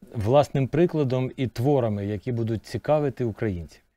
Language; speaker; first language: Ukrainian; native; Ukrainian